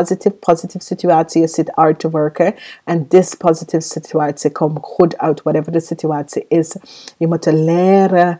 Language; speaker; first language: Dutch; non-native, fluent; English